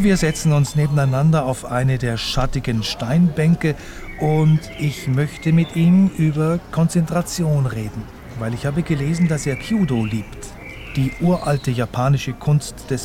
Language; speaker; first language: German; native; German